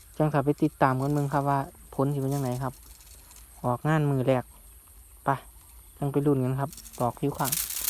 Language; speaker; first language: Thai; native; Thai